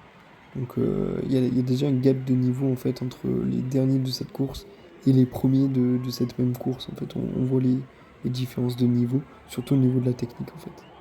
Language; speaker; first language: French; native; French